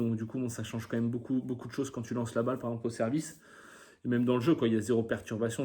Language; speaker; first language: French; native; French